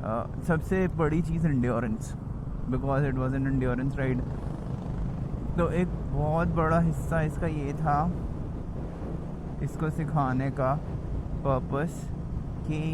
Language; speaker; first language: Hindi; native; Hindi